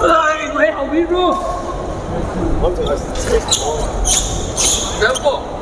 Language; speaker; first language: Chinese; early bilingual, heritage; Chinese